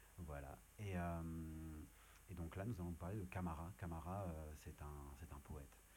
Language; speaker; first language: French; native; French